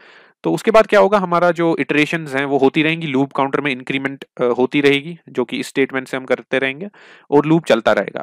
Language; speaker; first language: Hindi; non-native, local second language; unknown